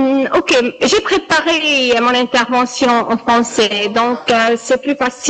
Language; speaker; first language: French; non-native, local second language; Arabic